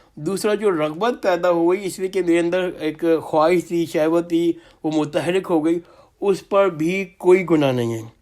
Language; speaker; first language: Urdu; native; Urdu